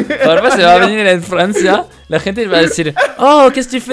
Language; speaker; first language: Spanish; non-native, fluent; French